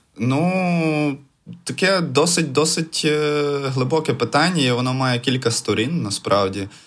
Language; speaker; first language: Ukrainian; native; Ukrainian